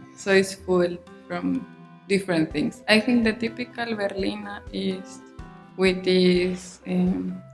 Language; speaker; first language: English; non-native, fluent; Spanish